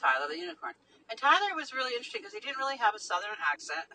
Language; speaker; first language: English; native; English